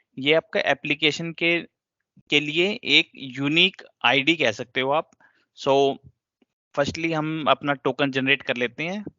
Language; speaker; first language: Hindi; native; Hindi